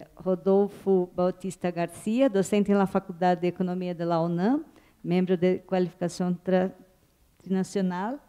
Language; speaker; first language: Portuguese; native; Portuguese